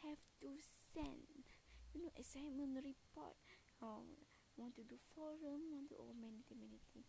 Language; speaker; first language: English; non-native, learner; Malay